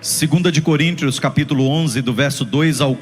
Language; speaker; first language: Portuguese; native; Portuguese